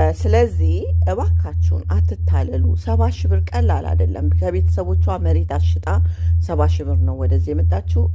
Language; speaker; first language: Amharic; native; Amharic